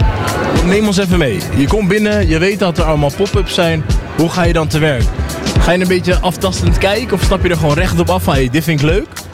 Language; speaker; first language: Dutch; native; Dutch